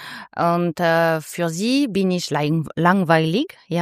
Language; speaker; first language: German; non-native, learner; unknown